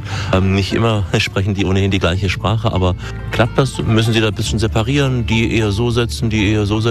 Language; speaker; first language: German; native; German